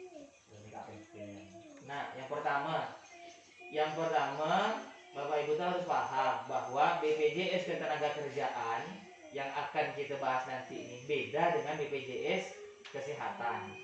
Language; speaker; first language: Malay; native; Malay